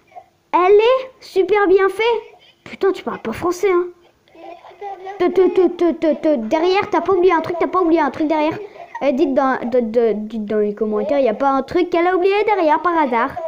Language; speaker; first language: French; native; French